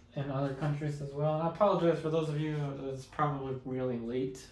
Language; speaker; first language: English; early bilingual, other home language; Spanish